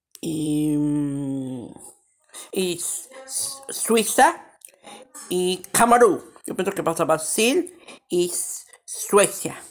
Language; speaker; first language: Spanish; early bilingual, heritage; Spanish